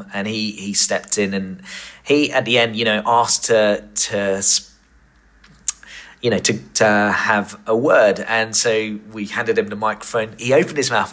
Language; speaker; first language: English; native; English